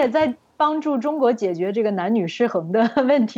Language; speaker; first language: Chinese; native; Chinese